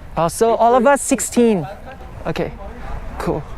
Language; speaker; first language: English; non-native, learner; Thai